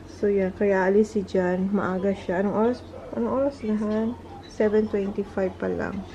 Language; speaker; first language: Filipino; non-native, local second language; Bikol